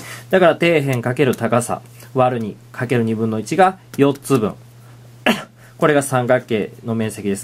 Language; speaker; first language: Japanese; native; Japanese